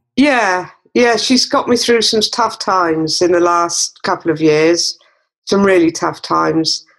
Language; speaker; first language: English; native; English